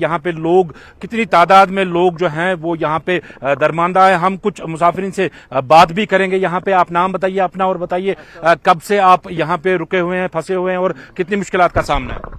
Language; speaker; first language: Hindi; non-native, local second language; Kashmiri